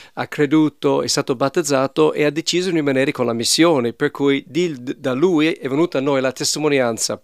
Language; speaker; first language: Italian; non-native, fluent; English